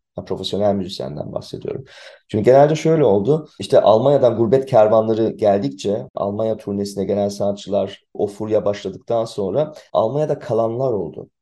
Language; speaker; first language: Turkish; early bilingual, heritage; Turkish